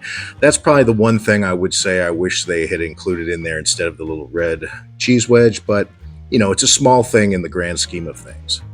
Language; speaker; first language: English; native; English